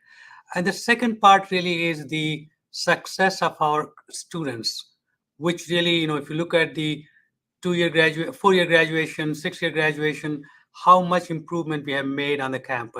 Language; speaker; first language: English; non-native, fluent; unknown